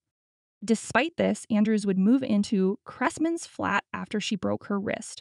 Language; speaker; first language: English; native; English